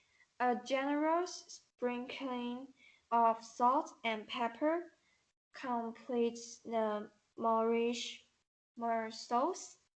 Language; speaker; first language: English; non-native, learner; Chinese